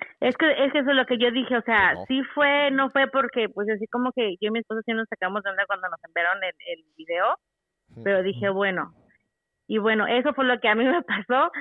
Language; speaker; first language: Spanish; native; Spanish